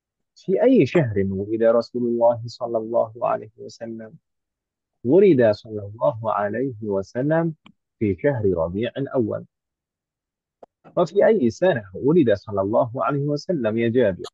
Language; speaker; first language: Arabic; non-native, fluent; Indonesian